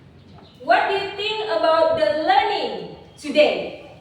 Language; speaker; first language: English; non-native, learner; Indonesian